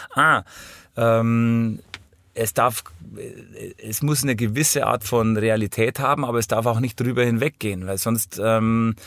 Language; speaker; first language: German; native; German